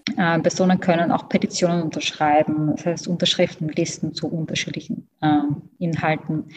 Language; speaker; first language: German; native; German